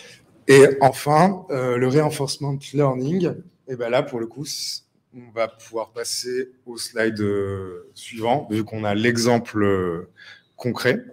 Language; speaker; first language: French; native; French